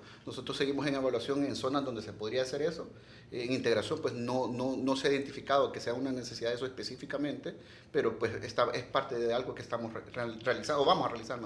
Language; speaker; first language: Spanish; native; Spanish